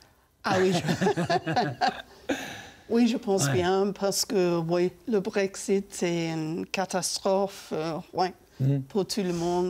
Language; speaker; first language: French; non-native, fluent; English